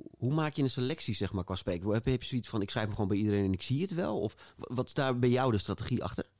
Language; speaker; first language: Dutch; native; Dutch